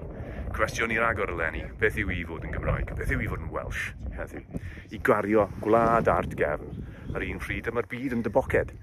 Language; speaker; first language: Welsh; native; Welsh